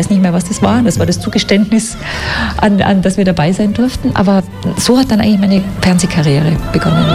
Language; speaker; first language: German; native; German